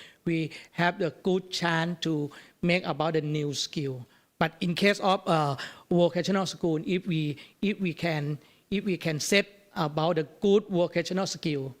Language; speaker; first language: English; non-native, learner; Thai